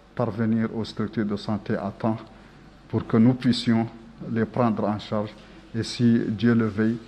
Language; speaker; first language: French; non-native, local second language; Arabic